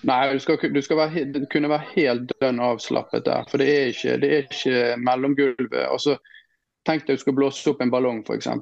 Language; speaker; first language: Norwegian; native; Norwegian